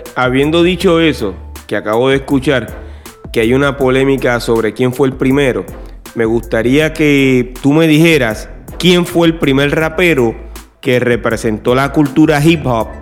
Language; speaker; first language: Spanish; native; Spanish